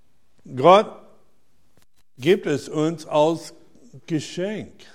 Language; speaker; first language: German; non-native, fluent; English